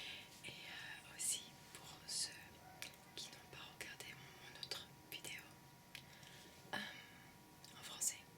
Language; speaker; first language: French; early bilingual, heritage; French